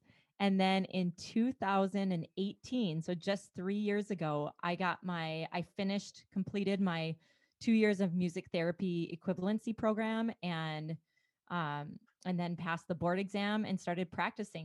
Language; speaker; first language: English; native; English